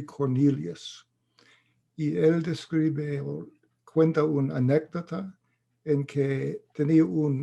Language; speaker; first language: Spanish; non-native, fluent; English